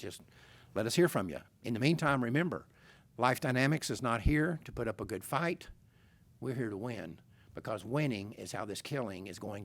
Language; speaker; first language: English; native; English